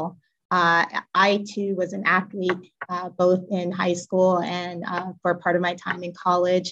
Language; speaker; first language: English; native; English